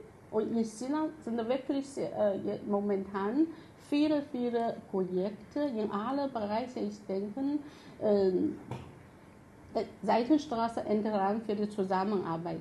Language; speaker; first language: German; non-native, fluent; Chinese